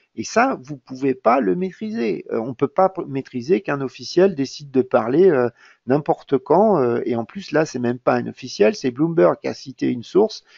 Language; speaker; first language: French; native; French